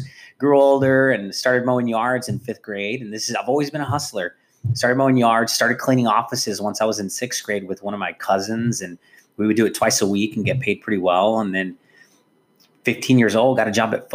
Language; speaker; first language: English; native; English